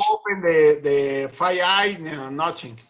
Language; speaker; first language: English; non-native, learner; Spanish